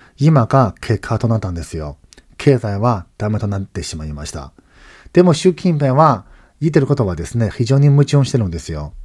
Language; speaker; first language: Japanese; non-native, fluent; Chinese